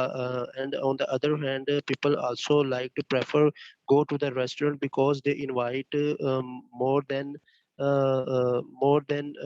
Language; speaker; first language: English; non-native, learner; Bangla